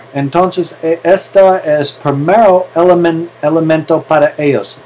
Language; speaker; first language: Spanish; non-native, learner; English